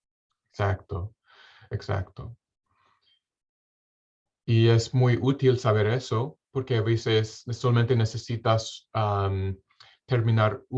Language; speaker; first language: Spanish; non-native, fluent; English